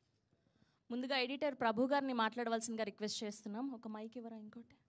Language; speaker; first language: Telugu; native; Telugu